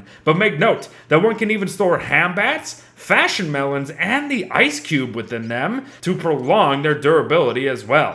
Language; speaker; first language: English; native; English